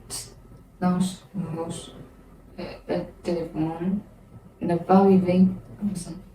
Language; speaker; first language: French; non-native, learner; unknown